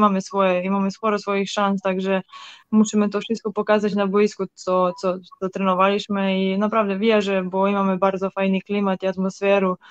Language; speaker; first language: Polish; non-native, learner; Serbian